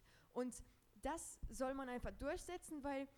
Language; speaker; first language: German; non-native, local second language; Luxembourgish